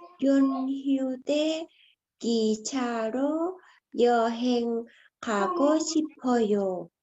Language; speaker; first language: Korean; non-native, learner; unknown